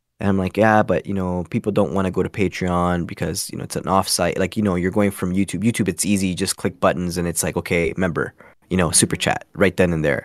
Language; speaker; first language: English; early bilingual, other home language; Spanish